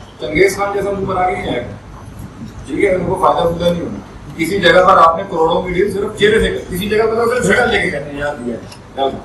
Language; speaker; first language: Urdu; non-native, local second language; Punjabi